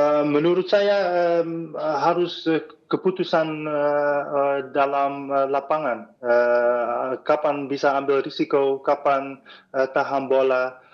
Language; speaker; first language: Indonesian; non-native, fluent; Dutch